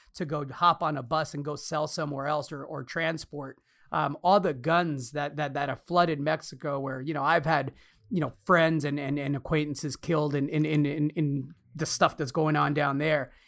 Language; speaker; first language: English; early bilingual, other home language; Spanish